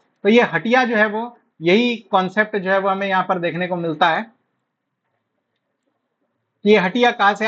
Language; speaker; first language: Hindi; native; Hindi